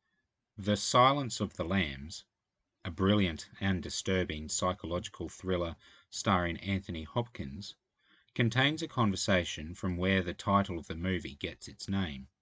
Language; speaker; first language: English; native; English